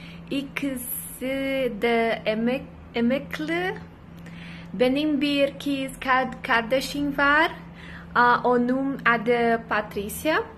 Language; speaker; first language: Turkish; non-native, learner; Portuguese